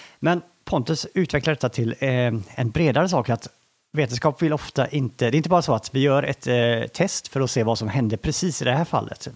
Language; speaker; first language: Swedish; native; Swedish